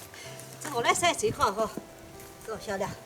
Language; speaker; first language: Chinese; native; Chinese